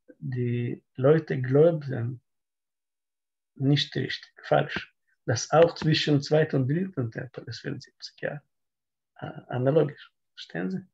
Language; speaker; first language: German; non-native, learner; Russian